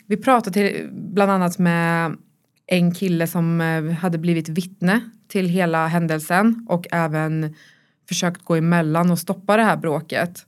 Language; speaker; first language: Swedish; native; Swedish